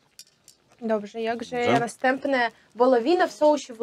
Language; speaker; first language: Polish; non-native, fluent; Russian